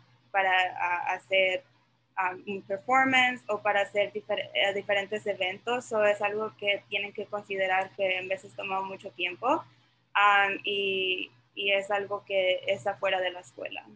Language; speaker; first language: Spanish; early bilingual, other home language; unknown